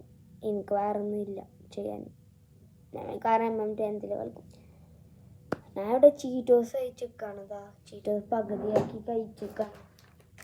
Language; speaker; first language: Malayalam; early bilingual, heritage; Malayalam